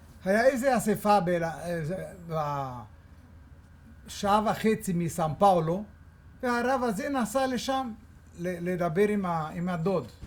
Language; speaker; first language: Hebrew; non-native, fluent; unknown